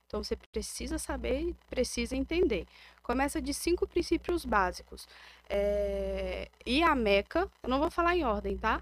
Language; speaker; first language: Portuguese; native; Portuguese